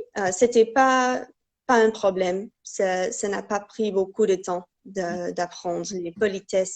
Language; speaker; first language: French; non-native, fluent; English